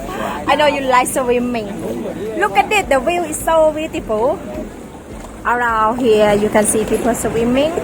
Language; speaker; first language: English; non-native, learner; Thai